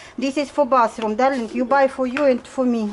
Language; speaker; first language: English; non-native, learner; Russian